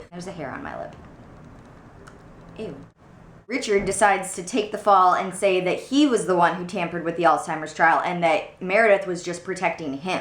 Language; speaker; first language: English; native; English